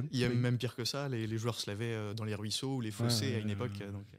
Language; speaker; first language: French; native; French